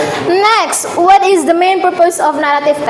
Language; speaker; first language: English; non-native, learner; Indonesian